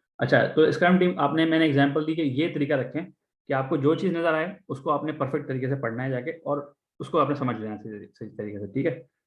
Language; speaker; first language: Hindi; native; Hindi